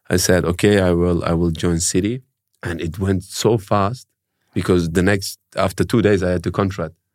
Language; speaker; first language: English; early bilingual, heritage; German